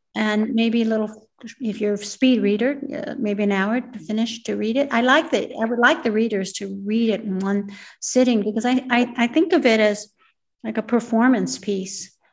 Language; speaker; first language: English; early bilingual, other home language; Spanish